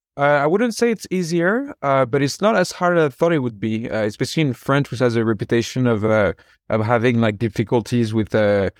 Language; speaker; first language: English; non-native, fluent; French